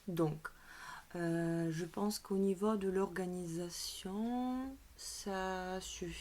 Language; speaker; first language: French; non-native, fluent; Bulgarian